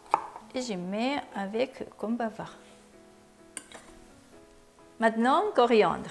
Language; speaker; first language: French; non-native, learner; Japanese